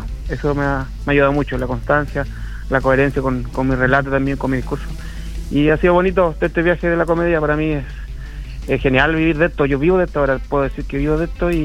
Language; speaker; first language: Spanish; native; Spanish